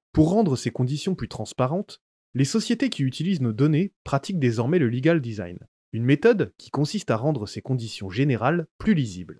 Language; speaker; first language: French; native; French